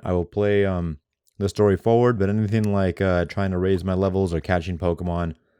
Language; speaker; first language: English; native; English